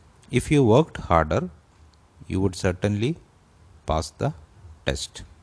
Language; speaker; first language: English; non-native, local second language; Malayalam